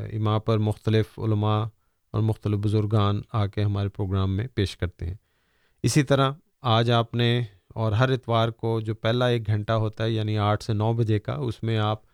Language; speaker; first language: Urdu; native; Urdu